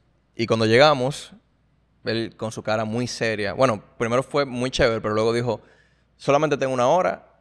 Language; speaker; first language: Spanish; native; Spanish